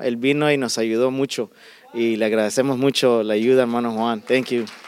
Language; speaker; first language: Spanish; early bilingual, heritage; Spanish